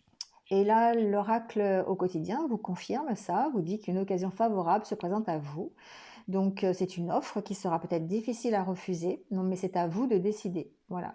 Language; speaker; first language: French; native; French